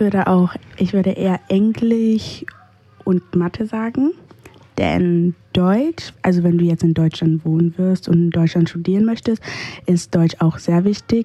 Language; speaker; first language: German; early bilingual, other home language; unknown